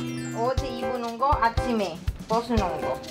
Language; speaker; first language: Korean; non-native, learner; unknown